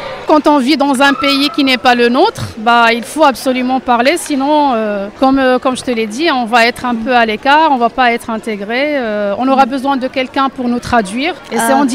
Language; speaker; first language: French; non-native, fluent; Arabic